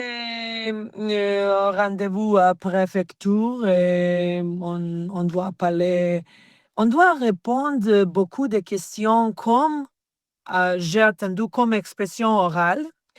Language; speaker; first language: French; non-native, learner; Serbian